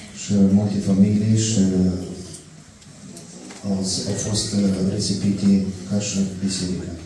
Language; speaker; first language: Romanian; non-native, learner; Russian